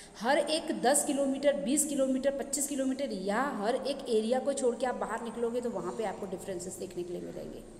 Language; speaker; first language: Hindi; non-native, local second language; Gujarati